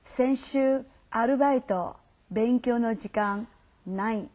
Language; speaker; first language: Japanese; non-native, fluent; Chinese